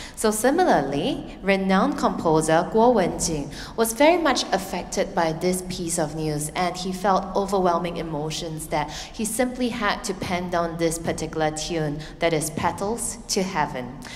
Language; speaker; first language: English; non-native, local second language; Chinese